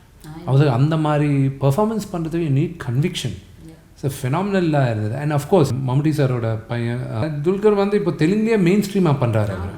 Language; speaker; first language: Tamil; non-native, local second language; Telugu